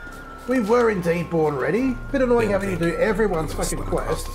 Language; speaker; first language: English; native; English